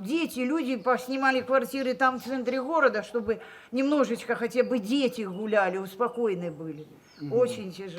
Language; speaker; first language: Russian; native; Russian